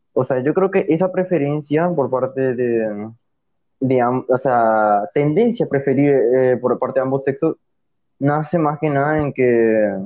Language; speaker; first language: Spanish; native; Spanish